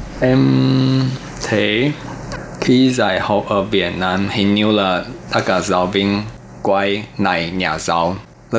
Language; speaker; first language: Vietnamese; non-native, learner; Chinese